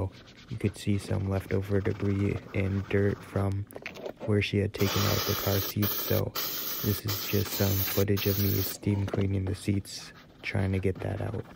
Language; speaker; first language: English; native; English